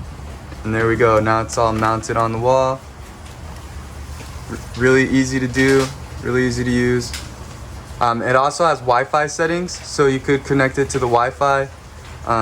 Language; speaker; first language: English; native; English